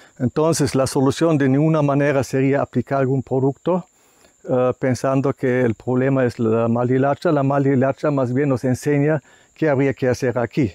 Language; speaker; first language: Spanish; non-native, fluent; German